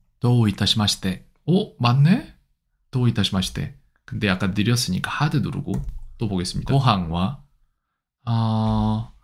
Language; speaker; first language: Japanese; non-native, learner; Korean